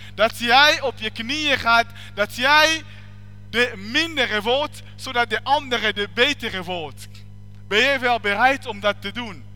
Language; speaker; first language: Dutch; non-native, fluent; French